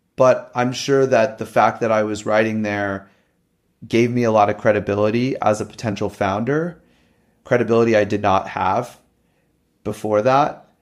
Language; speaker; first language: English; native; English